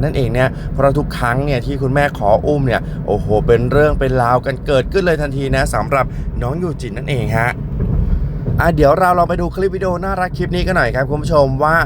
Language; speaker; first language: Thai; native; Thai